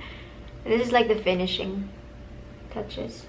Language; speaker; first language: English; non-native, local second language; Filipino